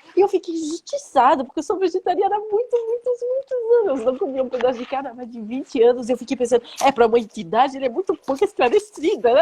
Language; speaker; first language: Portuguese; non-native, fluent; French